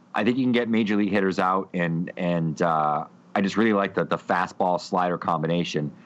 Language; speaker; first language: English; native; English